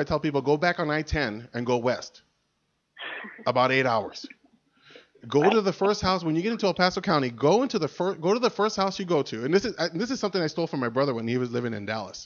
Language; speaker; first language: English; native; English